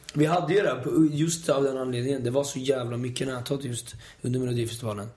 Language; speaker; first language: Swedish; early bilingual, other home language; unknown